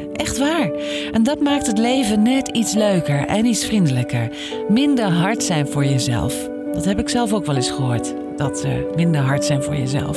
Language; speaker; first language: Dutch; native; Dutch